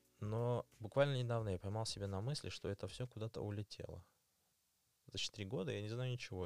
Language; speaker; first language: Russian; native; Russian